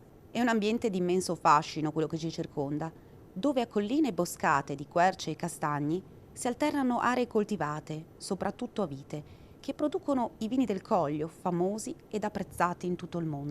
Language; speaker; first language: Italian; native; Italian